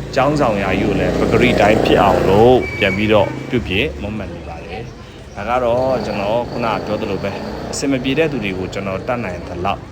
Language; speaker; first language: Burmese; non-native, local second language; Pa'o Karen